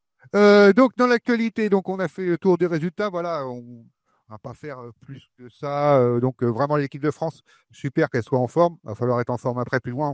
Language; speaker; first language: French; native; French